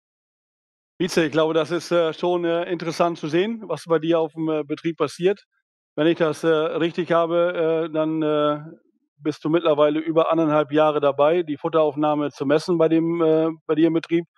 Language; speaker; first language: German; native; German